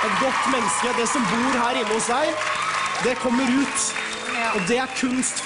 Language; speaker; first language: Norwegian; early bilingual, other home language; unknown